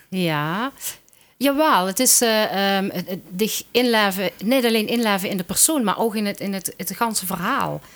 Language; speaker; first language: Dutch; native; Dutch